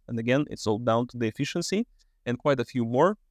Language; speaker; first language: English; non-native, fluent; Russian